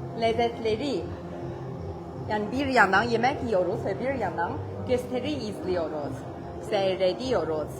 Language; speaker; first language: Turkish; non-native, learner; Chinese